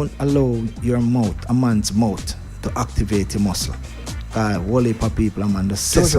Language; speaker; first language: English; native; English